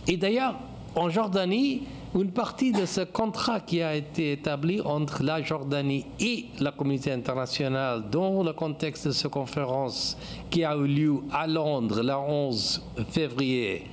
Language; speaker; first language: French; non-native, fluent; English